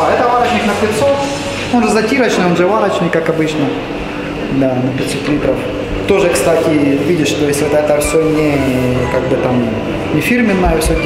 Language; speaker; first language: Russian; native; Russian